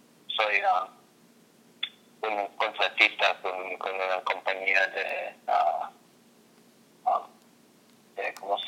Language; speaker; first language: Spanish; non-native, fluent; English